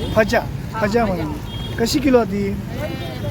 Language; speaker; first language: Marathi; native; Marathi